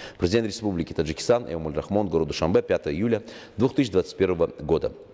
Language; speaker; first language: Russian; non-native, local second language; Tajik